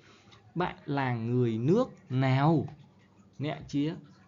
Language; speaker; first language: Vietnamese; non-native, fluent; Khmer